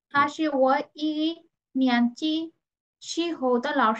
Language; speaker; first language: Chinese; non-native, learner; Bangla